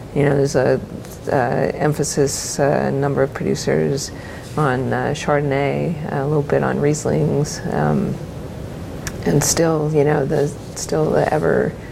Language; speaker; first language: English; native; English